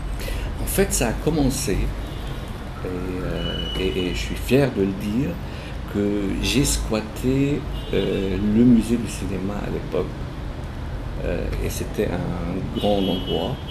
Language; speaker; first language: French; non-native, local second language; Arabic